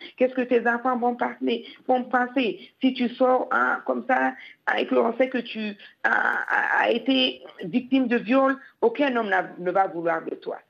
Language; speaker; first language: French; non-native, local second language; Bambara